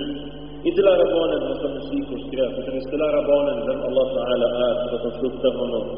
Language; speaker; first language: Swedish; early bilingual, other home language; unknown